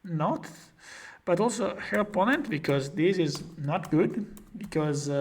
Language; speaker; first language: English; non-native, fluent; Italian